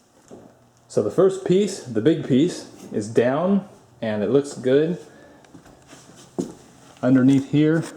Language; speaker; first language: English; native; English